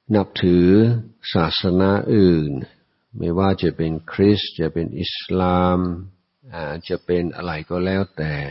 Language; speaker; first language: Thai; non-native, fluent; English